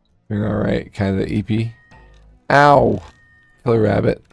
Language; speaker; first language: English; native; English